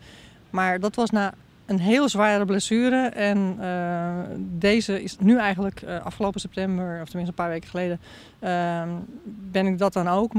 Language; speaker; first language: Dutch; native; Dutch